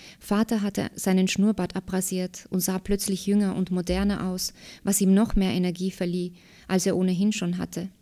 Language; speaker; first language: German; early bilingual, other home language; Slovak